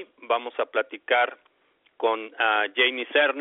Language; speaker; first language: Spanish; native; Spanish